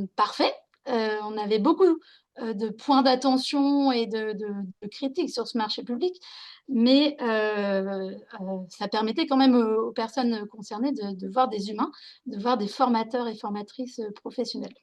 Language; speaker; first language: French; native; French